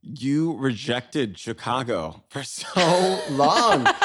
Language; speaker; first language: English; native; English